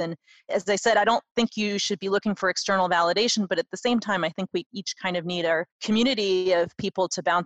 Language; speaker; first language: English; native; English